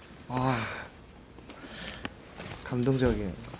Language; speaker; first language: Korean; native; Korean